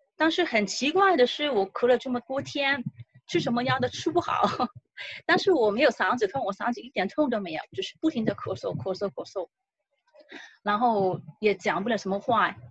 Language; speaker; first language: Chinese; non-native, local second language; Cantonese